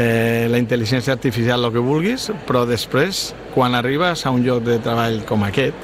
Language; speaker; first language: Catalan; non-native, local second language; Spanish